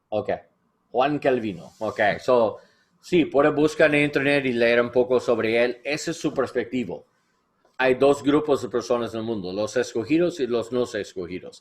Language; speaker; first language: Spanish; non-native, learner; English